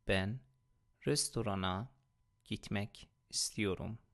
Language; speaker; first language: Turkish; non-native, fluent; Persian